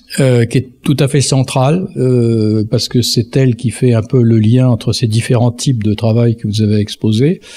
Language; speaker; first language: French; native; French